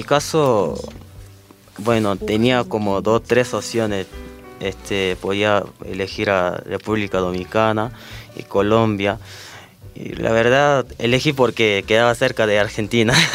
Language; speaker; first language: Spanish; non-native, fluent; Korean